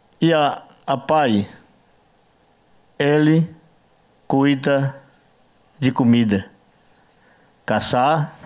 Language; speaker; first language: Portuguese; non-native, learner; Yanomámi